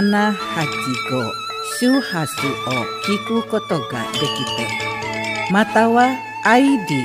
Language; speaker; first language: Japanese; non-native, fluent; Indonesian